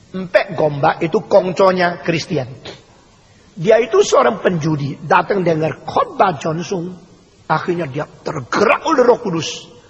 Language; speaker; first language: Indonesian; early bilingual, other home language; Min Nan Chinese